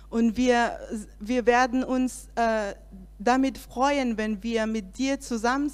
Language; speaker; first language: German; non-native, learner; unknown